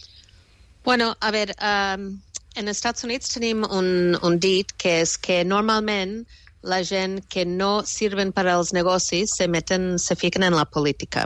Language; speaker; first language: Catalan; non-native, fluent; English